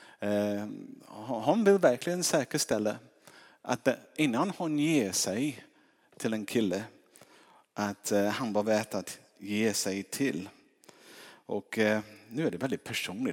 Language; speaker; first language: Swedish; non-native, fluent; English